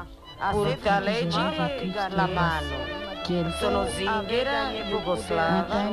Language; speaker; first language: Italian; non-native, learner; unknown